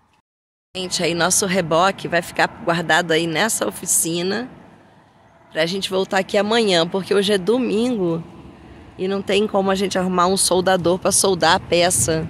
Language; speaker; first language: Portuguese; native; Portuguese